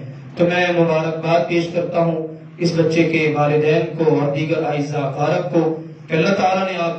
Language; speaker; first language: Urdu; native; Urdu